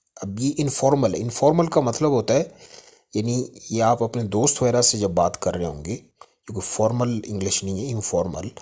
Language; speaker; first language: Urdu; native; Urdu